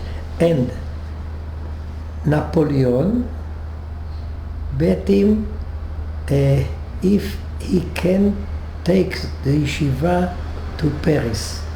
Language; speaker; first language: English; non-native, learner; French